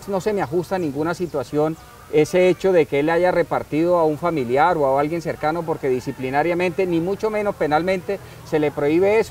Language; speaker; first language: Spanish; native; Spanish